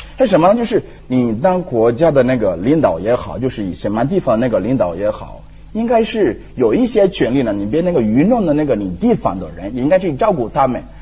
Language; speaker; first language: Chinese; non-native, fluent; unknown